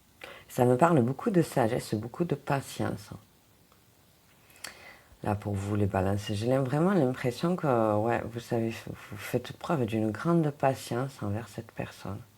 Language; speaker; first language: French; native; French